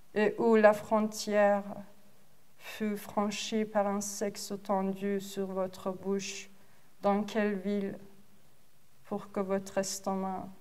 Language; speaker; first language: French; non-native, fluent; Persian